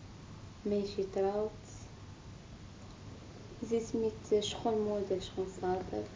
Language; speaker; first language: Dutch; non-native, learner; Arabic